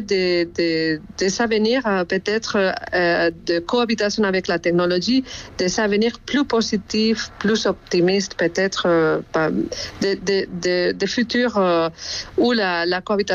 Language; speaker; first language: French; non-native, fluent; Spanish